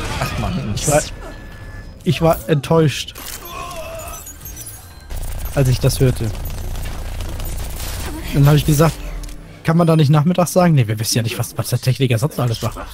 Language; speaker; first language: German; native; German